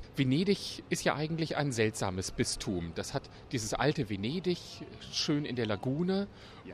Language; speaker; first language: German; native; German